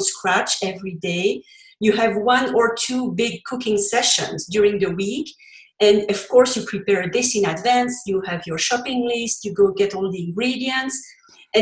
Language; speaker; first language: English; non-native, fluent; French